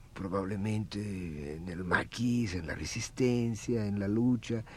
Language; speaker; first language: Spanish; non-native, fluent; Russian